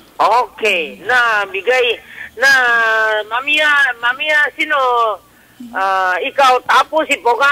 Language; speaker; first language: Filipino; non-native, learner; Chinese